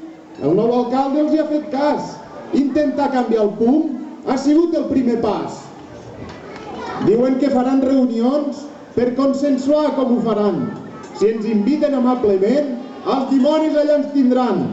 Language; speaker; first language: Catalan; native; Catalan